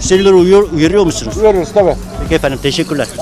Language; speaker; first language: Turkish; native; Turkish